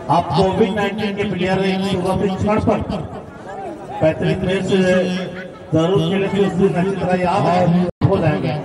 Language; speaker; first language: Hindi; native; Hindi